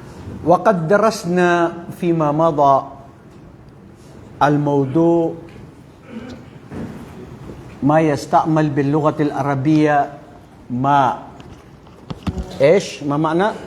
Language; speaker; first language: Arabic; non-native, fluent; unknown